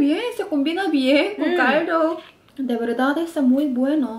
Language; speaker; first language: Spanish; non-native, fluent; Korean